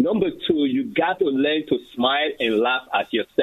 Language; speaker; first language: English; non-native, local second language; Bini